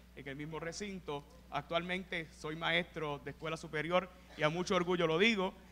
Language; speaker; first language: Spanish; native; Spanish